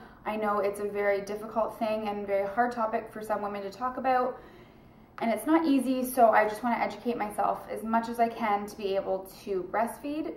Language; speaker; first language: English; native; English